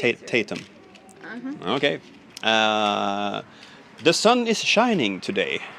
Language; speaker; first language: English; non-native, fluent; Swedish